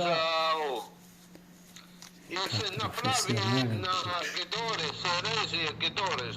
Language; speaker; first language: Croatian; non-native, learner; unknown